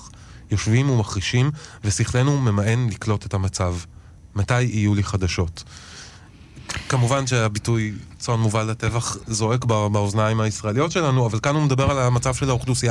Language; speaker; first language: Hebrew; native; Hebrew